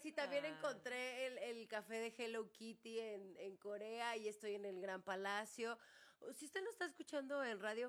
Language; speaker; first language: Spanish; native; Spanish